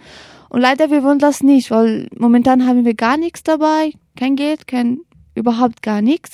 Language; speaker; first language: German; non-native, learner; Kurdish